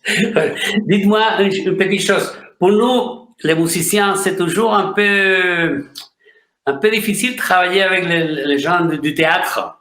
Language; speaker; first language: French; non-native, fluent; Spanish